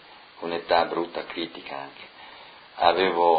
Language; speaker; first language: Italian; non-native, local second language; Friulian